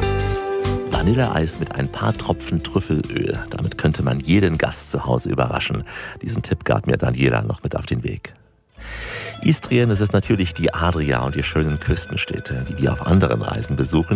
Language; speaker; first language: German; native; German